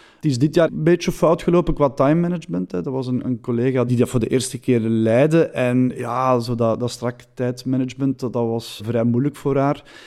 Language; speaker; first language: Dutch; native; Dutch